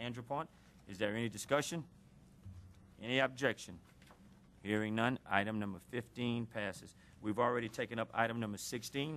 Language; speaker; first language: English; native; English